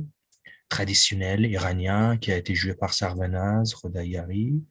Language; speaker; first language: French; non-native, fluent; Persian